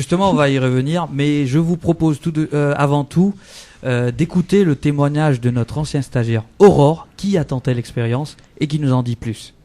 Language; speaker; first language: French; native; French